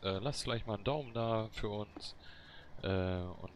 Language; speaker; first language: German; native; German